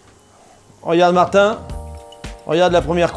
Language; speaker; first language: French; native; French